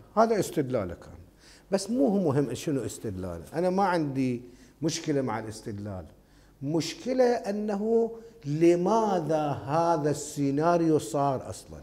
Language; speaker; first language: Arabic; native; Arabic